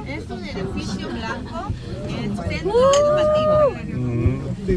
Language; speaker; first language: Spanish; non-native, fluent; Korean